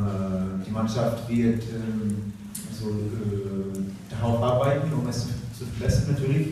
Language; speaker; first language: German; non-native, learner; Russian